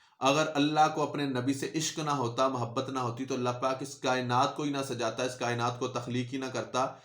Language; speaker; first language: Urdu; non-native, local second language; Punjabi